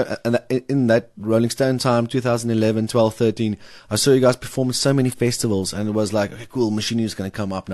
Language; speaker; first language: English; non-native, local second language; Afrikaans